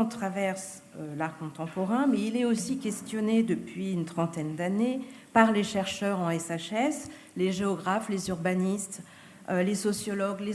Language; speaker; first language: French; native; French